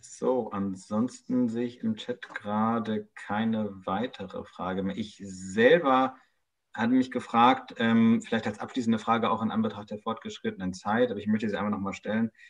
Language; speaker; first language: German; native; German